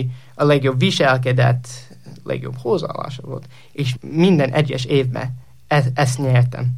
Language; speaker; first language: Hungarian; non-native, learner; English